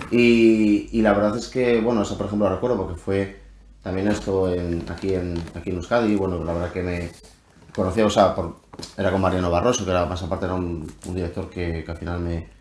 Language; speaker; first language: Spanish; native; Spanish